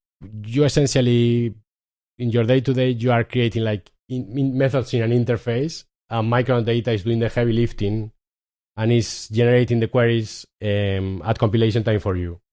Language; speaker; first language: English; non-native, fluent; Spanish